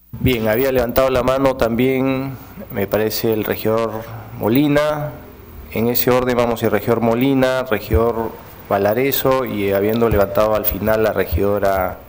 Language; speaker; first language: Spanish; native; Spanish